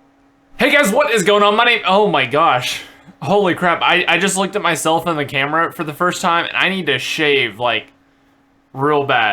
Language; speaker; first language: English; native; English